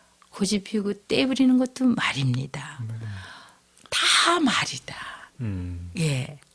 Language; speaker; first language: Korean; native; Korean